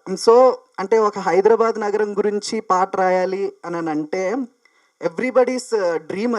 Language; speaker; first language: Telugu; native; Telugu